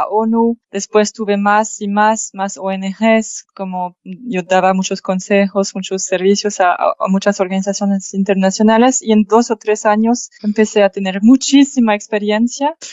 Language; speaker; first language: Spanish; non-native, fluent; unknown